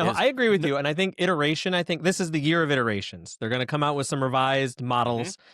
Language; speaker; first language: English; native; English